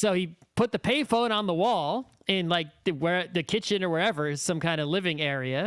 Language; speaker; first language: English; native; English